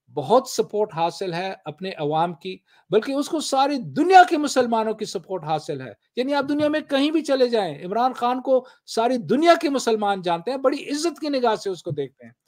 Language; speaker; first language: Urdu; non-native, local second language; Pashto